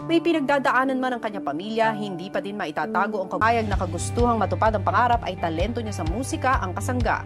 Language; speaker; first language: Filipino; native; Filipino